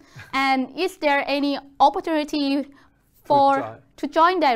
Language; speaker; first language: English; non-native, fluent; Thai